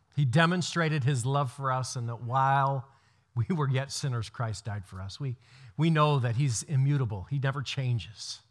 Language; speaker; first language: English; native; English